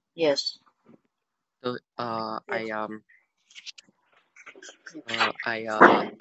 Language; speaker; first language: English; non-native, learner; Vietnamese